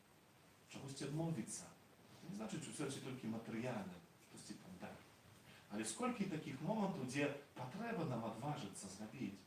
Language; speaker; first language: Polish; non-native, learner; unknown